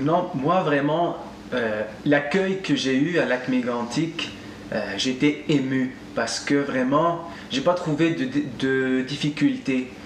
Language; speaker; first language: French; non-native, local second language; Arabic